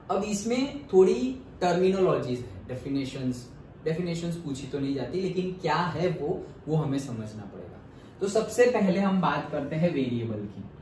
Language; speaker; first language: Hindi; non-native, local second language; Gujarati